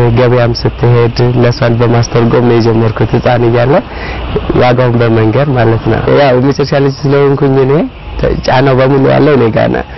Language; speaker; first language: Amharic; non-native, local second language; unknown